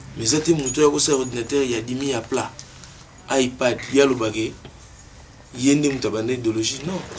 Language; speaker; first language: Lingala; native; Lingala